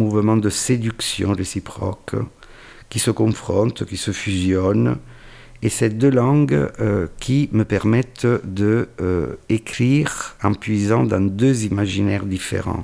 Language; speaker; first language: French; non-native, fluent; Italian